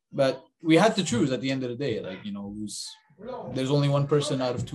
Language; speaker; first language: English; native; English